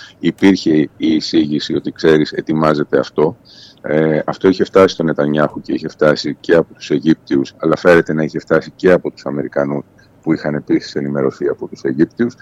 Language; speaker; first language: Greek; native; Greek